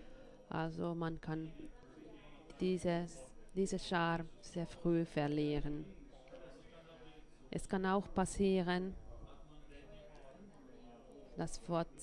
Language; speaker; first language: German; non-native, fluent; Finnish